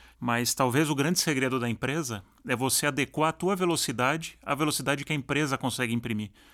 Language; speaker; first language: Portuguese; native; Portuguese